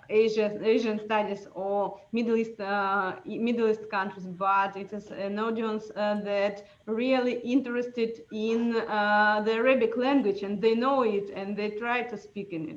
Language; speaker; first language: English; non-native, fluent; Russian